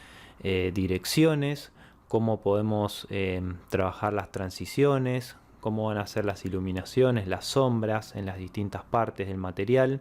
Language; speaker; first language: Spanish; native; Spanish